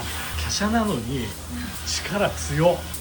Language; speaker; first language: Japanese; native; Japanese